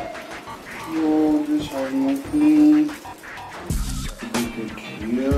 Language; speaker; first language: English; non-native, local second language; Hindi